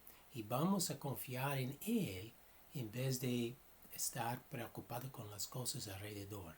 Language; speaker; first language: Spanish; non-native, fluent; English